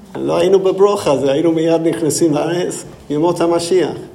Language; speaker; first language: Hebrew; non-native, fluent; English